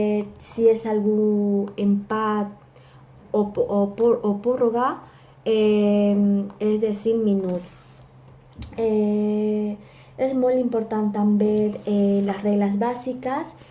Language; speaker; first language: Catalan; non-native, learner; Spanish